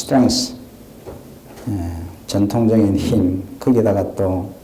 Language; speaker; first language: Korean; native; Korean